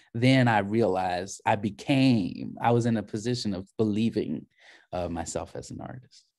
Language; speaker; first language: English; native; English